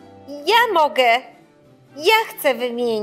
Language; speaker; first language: Polish; early bilingual, heritage; Polish